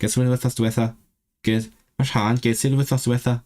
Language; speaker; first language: Welsh; non-native, learner; Cantonese